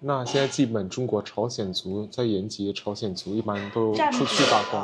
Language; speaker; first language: Chinese; non-native, fluent; Indonesian